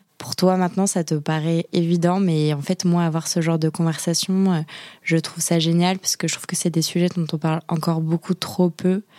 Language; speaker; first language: French; native; French